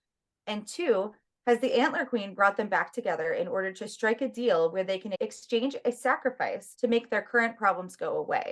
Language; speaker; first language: English; native; English